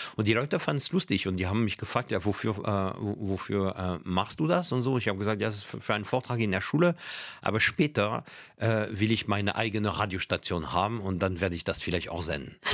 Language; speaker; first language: German; non-native, fluent; French